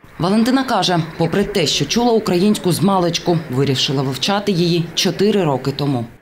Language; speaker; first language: Ukrainian; native; Ukrainian